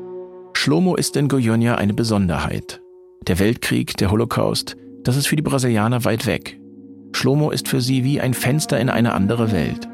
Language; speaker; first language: German; native; German